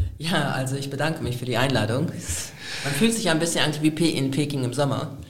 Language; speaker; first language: German; native; German